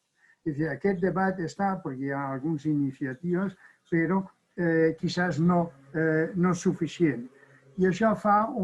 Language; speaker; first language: Catalan; non-native, fluent; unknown